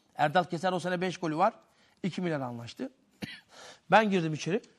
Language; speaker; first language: Turkish; native; Turkish